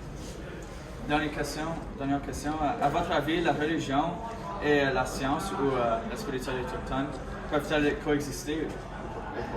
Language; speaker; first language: French; native; French